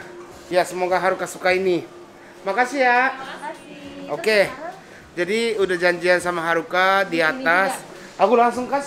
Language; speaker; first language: Indonesian; non-native, fluent; Japanese